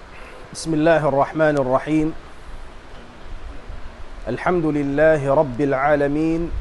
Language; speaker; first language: Arabic; non-native, fluent; Tausug